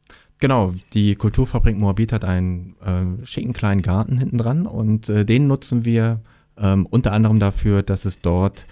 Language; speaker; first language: German; native; German